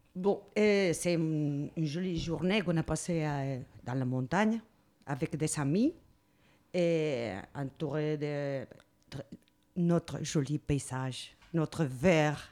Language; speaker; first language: French; non-native, learner; Spanish